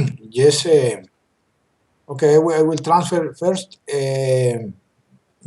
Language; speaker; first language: English; non-native, learner; Spanish